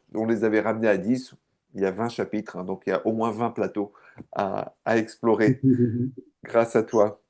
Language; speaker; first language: French; native; French